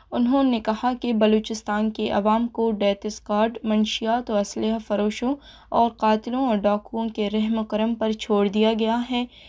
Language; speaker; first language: Urdu; non-native, local second language; Baluchi